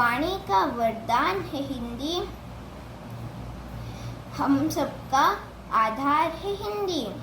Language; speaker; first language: Hindi; non-native, local second language; Odia